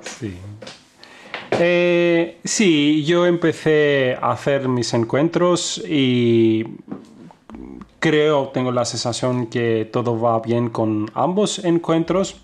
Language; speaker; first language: Spanish; non-native, fluent; Greek